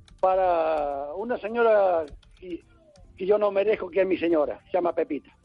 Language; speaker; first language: Spanish; non-native, local second language; Galician